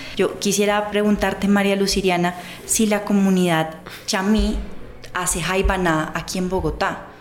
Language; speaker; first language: Spanish; native; Spanish